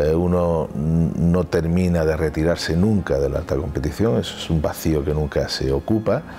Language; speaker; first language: Spanish; native; Spanish